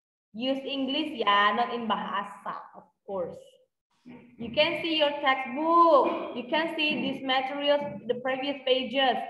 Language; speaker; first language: English; non-native, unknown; Indonesian